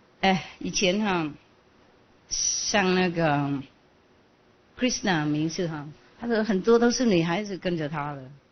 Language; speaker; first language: Chinese; non-native, fluent; Vietnamese